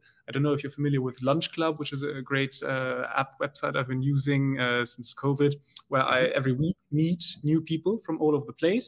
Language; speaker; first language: English; non-native, fluent; German